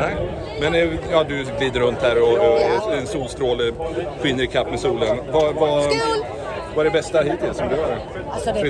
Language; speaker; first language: Swedish; native; Swedish